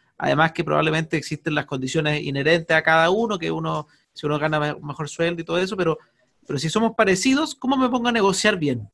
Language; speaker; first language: Spanish; native; Spanish